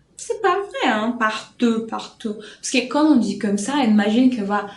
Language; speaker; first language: French; non-native, fluent; Portuguese